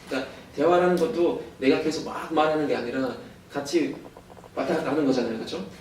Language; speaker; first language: Korean; non-native, fluent; German